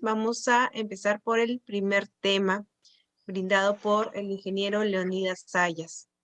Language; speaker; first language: Spanish; native; Spanish